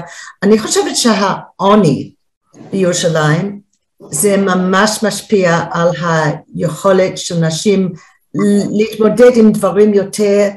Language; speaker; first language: Hebrew; non-native, fluent; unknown